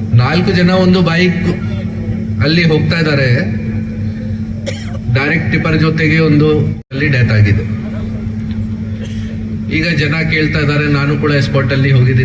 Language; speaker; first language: Kannada; non-native, local second language; Hindi